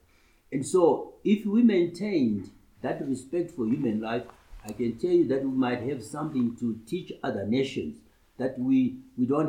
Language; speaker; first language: English; non-native, local second language; Shona